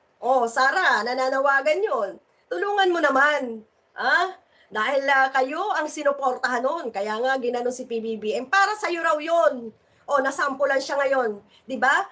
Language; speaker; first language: Filipino; native; Filipino